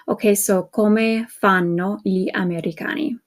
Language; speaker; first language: Italian; non-native, fluent; English